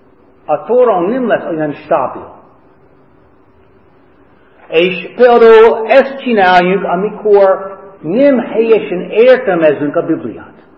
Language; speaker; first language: Hungarian; non-native, fluent; English